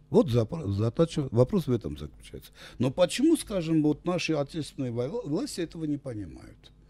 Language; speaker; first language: Russian; non-native, local second language; Armenian